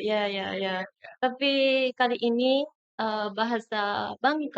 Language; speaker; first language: Indonesian; non-native, learner; Japanese